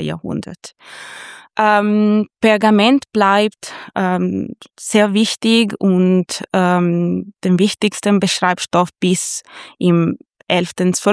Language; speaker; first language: German; non-native, fluent; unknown